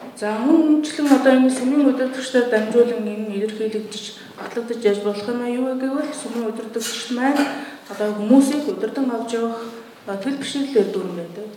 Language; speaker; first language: Mongolian; native; Mongolian